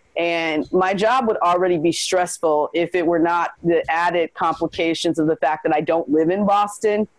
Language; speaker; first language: English; native; English